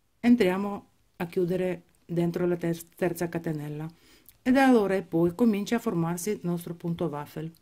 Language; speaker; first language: Italian; non-native, fluent; Ukrainian